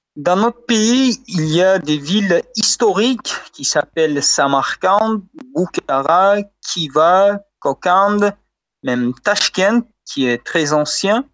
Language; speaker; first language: French; non-native, fluent; Uzbek